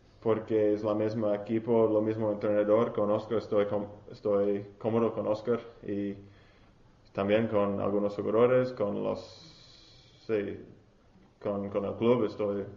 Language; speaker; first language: Spanish; non-native, learner; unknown